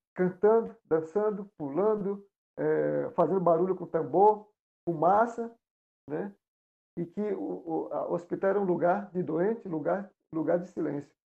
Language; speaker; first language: Portuguese; non-native, local second language; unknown